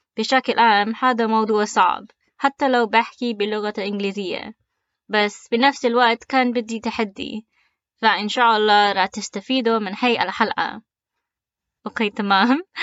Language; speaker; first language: Arabic; early bilingual, heritage; Arabic